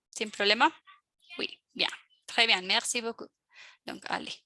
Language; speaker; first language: French; non-native, fluent; Spanish